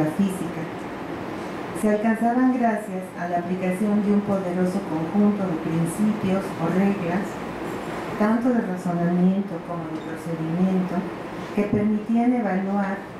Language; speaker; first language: Spanish; native; Spanish